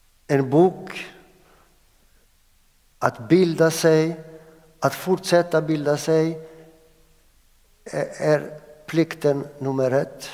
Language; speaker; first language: Swedish; non-native, fluent; Greek